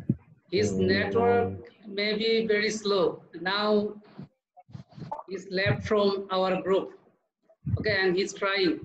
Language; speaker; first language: English; non-native, learner; Bangla